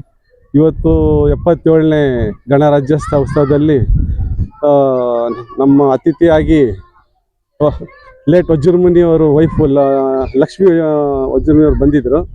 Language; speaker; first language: Kannada; non-native, local second language; Urdu